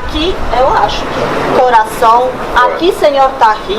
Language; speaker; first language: Portuguese; non-native, learner; Polish